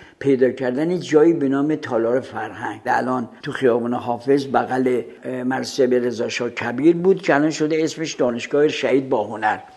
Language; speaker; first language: Persian; native; Persian